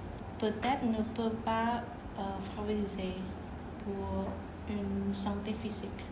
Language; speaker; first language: French; non-native, learner; Khmer